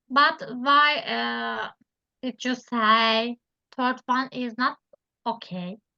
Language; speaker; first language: English; non-native, learner; Turkish